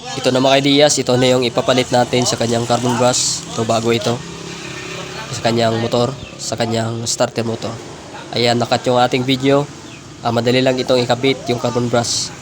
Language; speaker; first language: Filipino; non-native, local second language; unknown